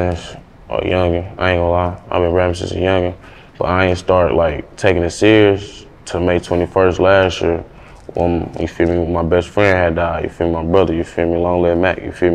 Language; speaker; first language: English; native; English